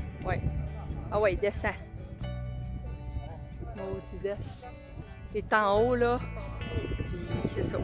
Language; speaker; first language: French; native; French